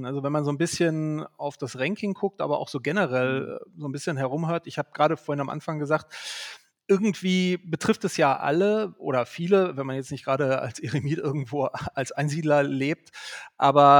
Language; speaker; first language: German; native; German